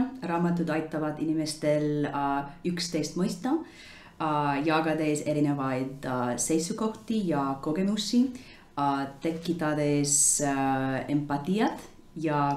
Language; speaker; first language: Estonian; non-native, learner; English